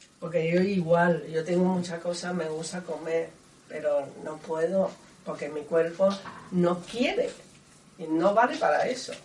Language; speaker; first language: Spanish; non-native, learner; Chinese